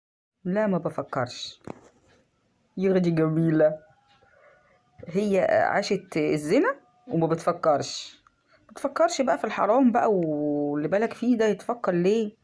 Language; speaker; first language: Arabic; native; Arabic